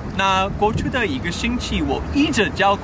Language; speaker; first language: Chinese; non-native, fluent; English